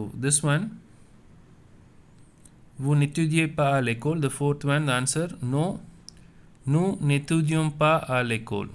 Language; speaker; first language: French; non-native, fluent; Tamil